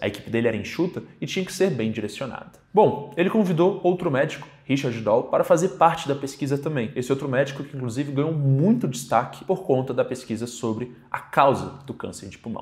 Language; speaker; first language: Portuguese; native; Portuguese